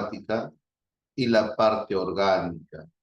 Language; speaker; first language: Spanish; native; Spanish